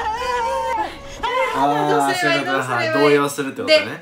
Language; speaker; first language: Japanese; native; Japanese